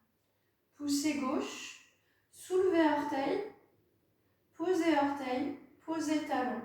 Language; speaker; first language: French; native; French